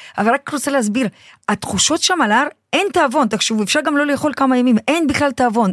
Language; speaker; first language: Hebrew; non-native, fluent; Russian